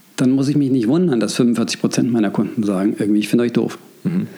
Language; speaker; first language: German; native; German